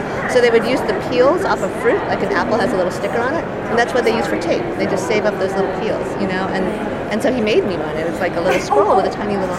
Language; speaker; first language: English; native; English